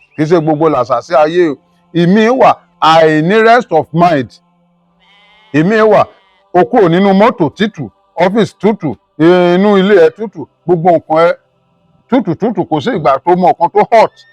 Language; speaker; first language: Yoruba; native; Yoruba